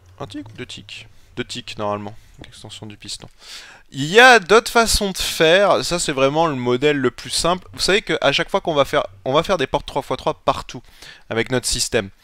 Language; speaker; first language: French; native; French